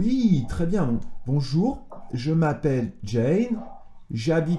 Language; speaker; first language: French; native; French